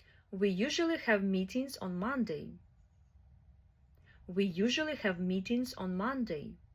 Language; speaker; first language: English; non-native, fluent; Ukrainian